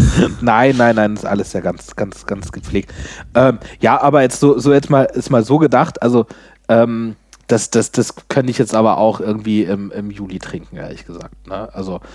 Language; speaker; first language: German; native; German